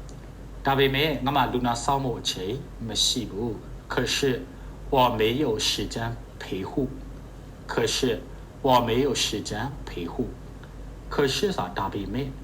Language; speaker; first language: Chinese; non-native, fluent; Burmese